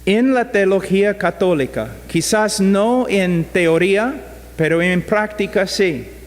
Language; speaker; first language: Spanish; non-native, fluent; English